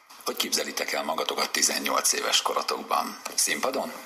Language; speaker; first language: Hungarian; native; Hungarian